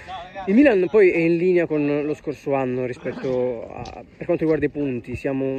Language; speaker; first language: Italian; native; Italian